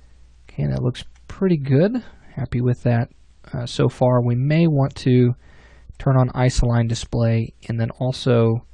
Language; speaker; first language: English; native; English